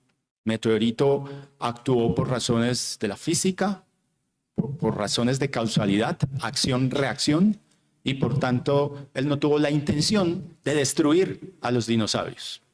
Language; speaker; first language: Spanish; native; Spanish